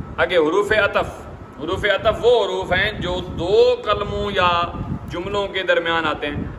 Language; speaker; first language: Urdu; non-native, local second language; Punjabi